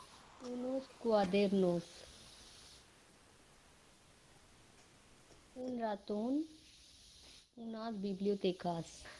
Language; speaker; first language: Spanish; non-native, learner; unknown